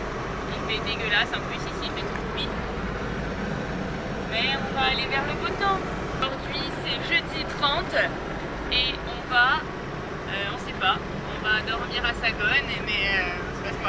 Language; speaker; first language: French; native; French